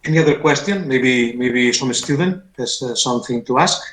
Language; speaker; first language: English; non-native, fluent; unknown